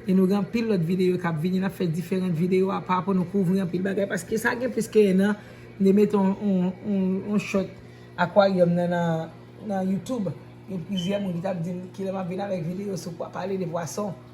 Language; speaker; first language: French; non-native, learner; Haitian Creole